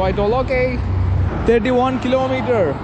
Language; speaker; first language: English; non-native, local second language; Malayalam